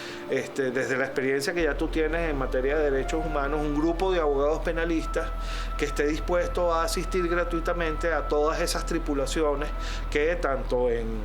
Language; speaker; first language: Spanish; native; Spanish